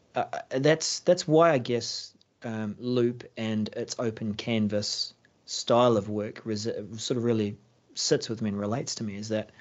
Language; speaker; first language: English; native; English